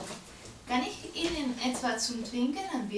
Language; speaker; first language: German; non-native, learner; Spanish